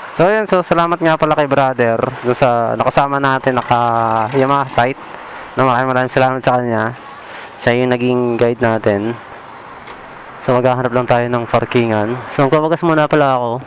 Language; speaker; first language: Filipino; non-native, local second language; Bikol